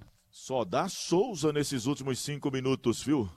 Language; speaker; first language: Portuguese; native; Portuguese